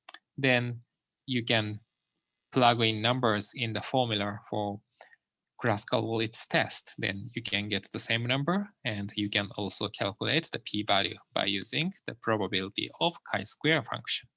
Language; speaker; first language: English; non-native, fluent; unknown